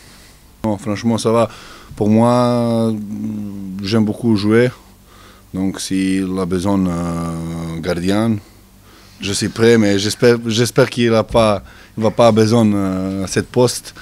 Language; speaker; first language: French; non-native, learner; Serbian